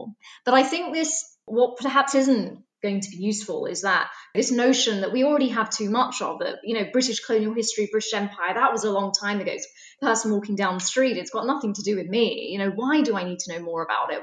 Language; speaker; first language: English; native; English